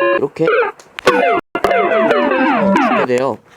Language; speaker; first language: Korean; native; Korean